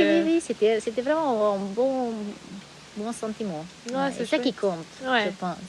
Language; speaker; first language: French; non-native, fluent; Hungarian